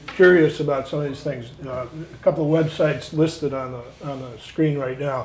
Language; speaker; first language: English; native; English